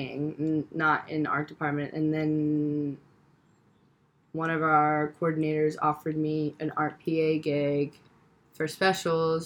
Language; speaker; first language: English; native; English